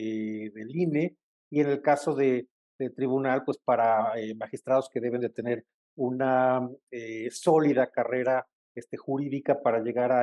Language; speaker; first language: Spanish; native; Spanish